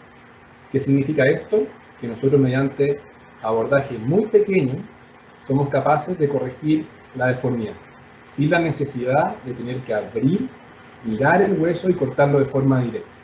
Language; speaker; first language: Spanish; native; Spanish